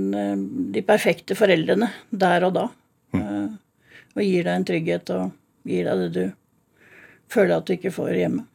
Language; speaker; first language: Norwegian; native; Norwegian